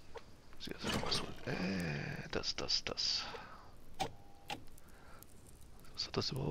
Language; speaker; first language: German; native; German